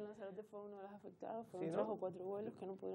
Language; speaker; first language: Spanish; native; Spanish